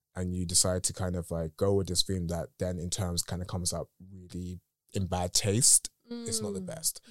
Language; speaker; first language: English; native; English